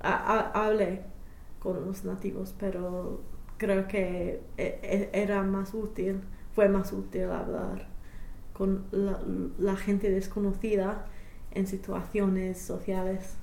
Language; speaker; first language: Spanish; non-native, fluent; English